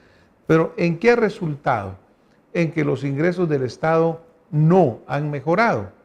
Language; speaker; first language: Spanish; native; Spanish